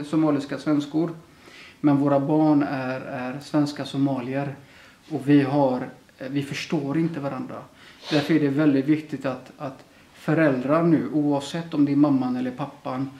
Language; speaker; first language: Swedish; early bilingual, other home language; Somali